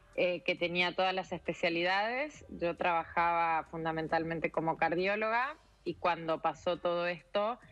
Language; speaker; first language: Spanish; native; Spanish